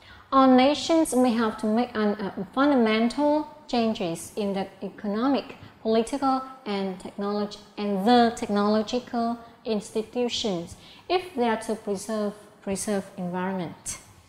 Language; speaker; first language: English; non-native, fluent; Vietnamese